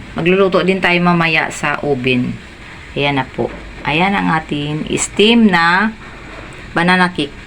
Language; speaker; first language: Filipino; non-native, local second language; Hiligaynon